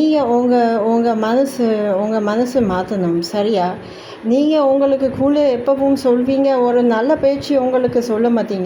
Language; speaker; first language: Tamil; non-native, learner; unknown